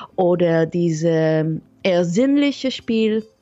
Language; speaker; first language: German; non-native, fluent; Hebrew